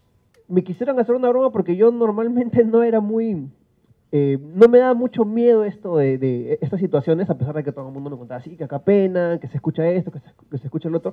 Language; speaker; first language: Spanish; native; Spanish